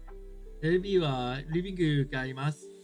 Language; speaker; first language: Japanese; non-native, learner; English